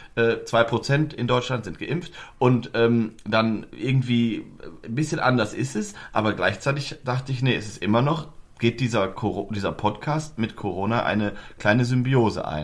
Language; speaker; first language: German; native; German